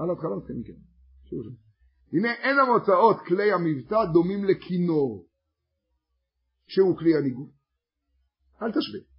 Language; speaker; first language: Hebrew; native; Hebrew